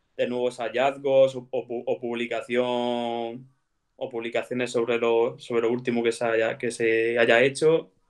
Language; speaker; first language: Spanish; native; Spanish